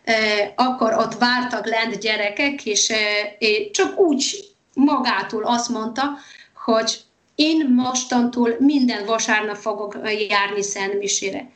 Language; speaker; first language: Hungarian; non-native, fluent; Polish